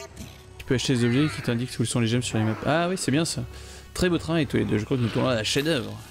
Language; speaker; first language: French; native; French